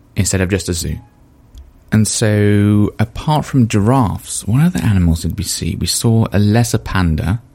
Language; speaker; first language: English; native; English